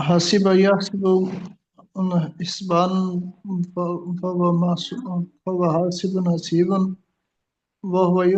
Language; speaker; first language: Arabic; non-native, learner; Urdu